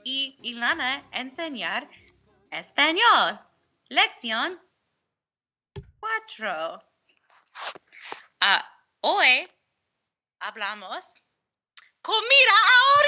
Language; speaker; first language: Spanish; non-native, learner; English